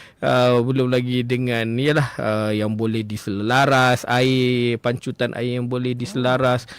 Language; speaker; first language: Malay; native; Malay